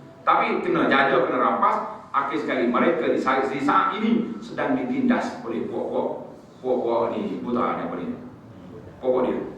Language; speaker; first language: Malay; native; Malay